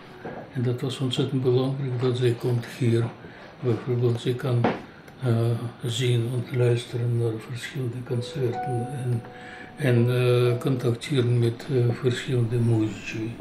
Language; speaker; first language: Dutch; non-native, learner; Georgian